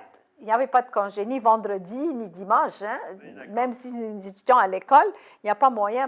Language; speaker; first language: French; non-native, fluent; Arabic